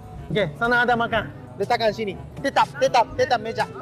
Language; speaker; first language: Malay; non-native, learner; Japanese